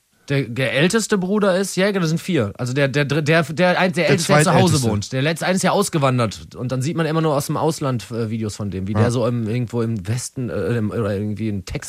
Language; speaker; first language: German; native; German